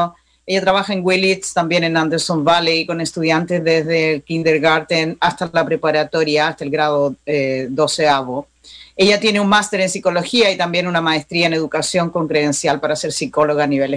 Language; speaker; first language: Spanish; native; Spanish